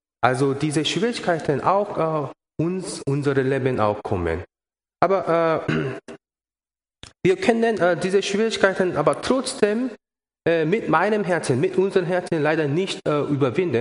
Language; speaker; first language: German; non-native, learner; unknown